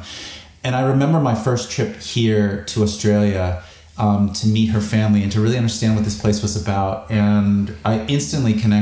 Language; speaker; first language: English; native; English